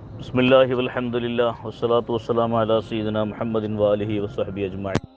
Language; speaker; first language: Kannada; non-native, local second language; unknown